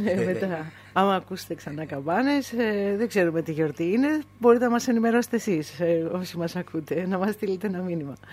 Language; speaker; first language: Greek; native; Greek